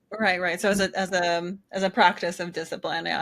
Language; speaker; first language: English; native; English